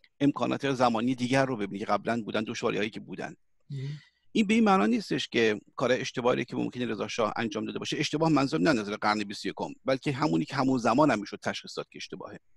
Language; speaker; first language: Persian; early bilingual, heritage; Persian